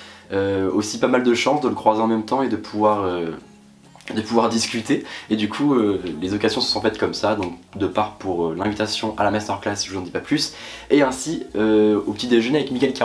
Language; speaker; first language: French; native; French